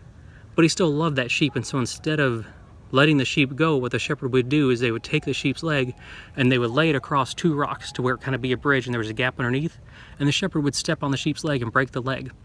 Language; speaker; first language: English; native; English